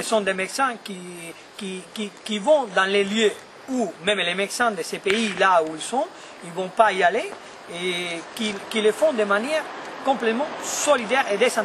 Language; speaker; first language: French; non-native, fluent; Spanish